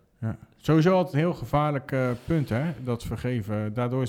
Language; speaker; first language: Dutch; native; Dutch